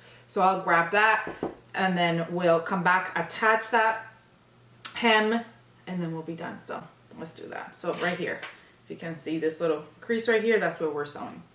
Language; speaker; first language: English; native; English